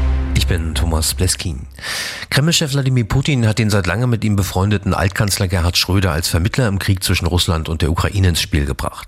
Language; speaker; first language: German; native; German